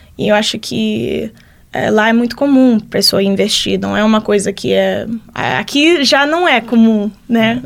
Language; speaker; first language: Portuguese; early bilingual, heritage; Portuguese